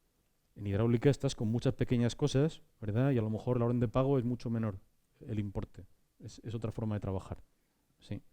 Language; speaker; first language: Spanish; native; Spanish